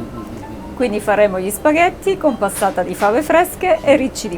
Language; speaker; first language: Italian; native; Italian